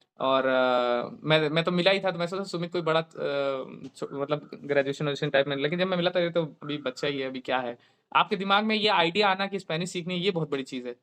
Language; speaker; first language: Hindi; native; Hindi